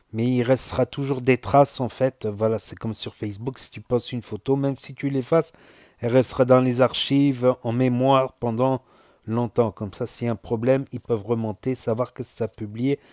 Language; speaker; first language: French; native; French